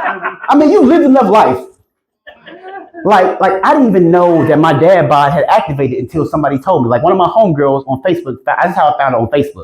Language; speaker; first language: English; native; English